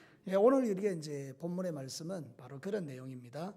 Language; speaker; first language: Korean; native; Korean